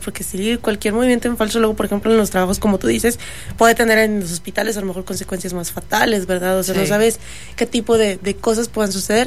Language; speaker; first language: Spanish; native; Spanish